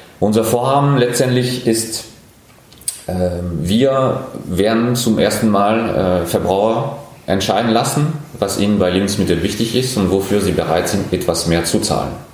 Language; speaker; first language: German; non-native, fluent; French